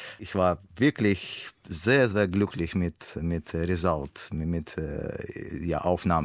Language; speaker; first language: German; non-native, learner; Russian